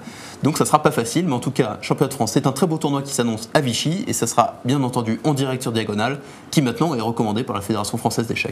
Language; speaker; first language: French; native; French